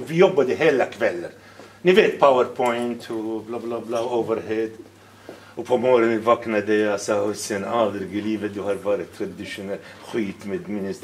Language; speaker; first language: Swedish; non-native, fluent; Arabic